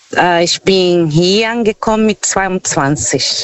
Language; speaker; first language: German; non-native, fluent; Portuguese